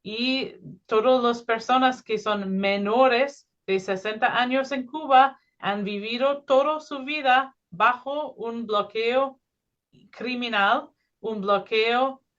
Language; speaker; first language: Spanish; non-native, fluent; English